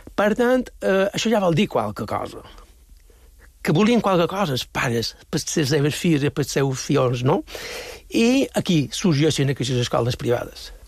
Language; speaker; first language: Catalan; native; Catalan